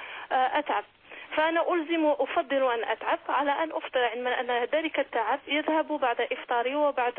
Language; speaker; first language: Arabic; native; Arabic